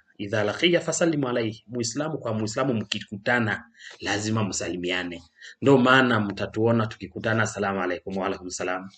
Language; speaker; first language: Swahili; non-native, local second language; Rundi